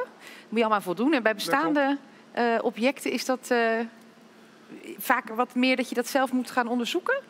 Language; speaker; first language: Dutch; native; Dutch